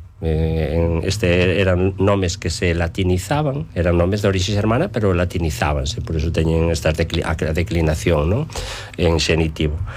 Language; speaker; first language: Galician; native; Galician